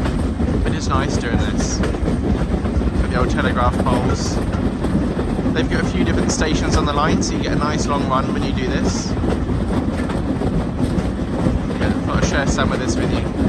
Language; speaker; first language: English; native; English